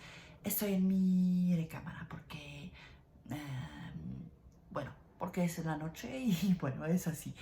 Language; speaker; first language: Spanish; non-native, learner; French